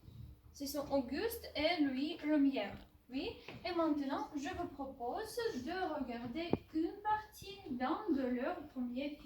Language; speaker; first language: French; non-native, fluent; Ukrainian